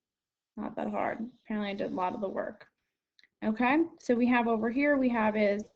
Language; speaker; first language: English; native; English